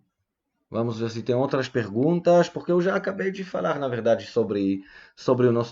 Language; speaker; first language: Portuguese; non-native, fluent; Hebrew